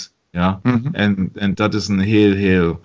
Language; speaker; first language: Dutch; non-native, learner; German